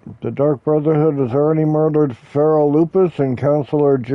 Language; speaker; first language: English; native; English